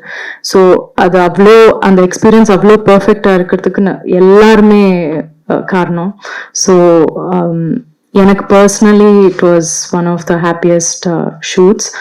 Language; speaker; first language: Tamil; non-native, local second language; Malayalam